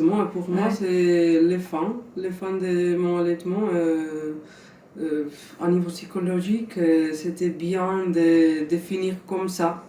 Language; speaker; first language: French; non-native, fluent; Spanish